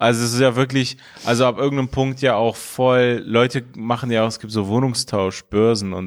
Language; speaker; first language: German; early bilingual, other home language; Persian